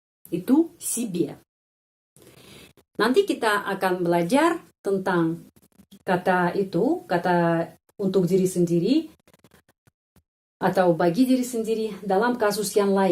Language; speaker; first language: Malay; non-native, fluent; Russian